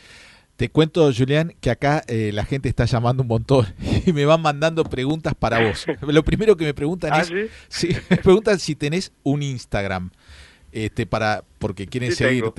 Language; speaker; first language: Spanish; native; Spanish